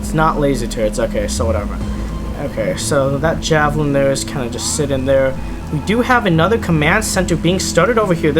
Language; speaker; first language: English; native; English